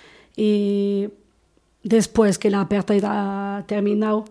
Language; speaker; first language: Spanish; non-native, fluent; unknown